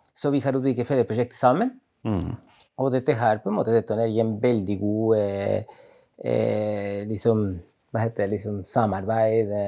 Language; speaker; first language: Norwegian; non-native, fluent; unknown